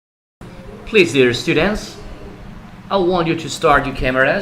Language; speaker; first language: English; non-native, fluent; Spanish